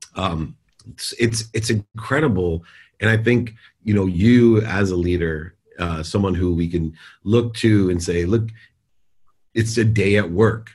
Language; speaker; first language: English; native; English